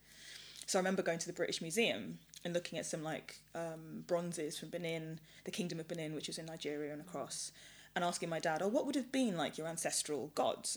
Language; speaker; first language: English; early bilingual, other home language; Yoruba